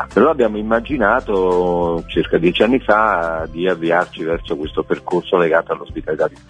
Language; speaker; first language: Italian; native; Italian